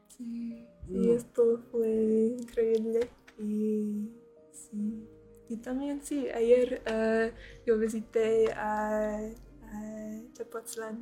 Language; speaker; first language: Spanish; non-native, learner; English